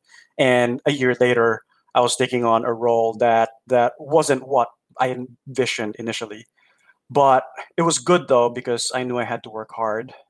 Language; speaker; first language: English; non-native, local second language; Filipino